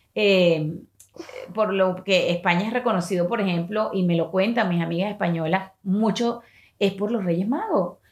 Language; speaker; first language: Spanish; native; Spanish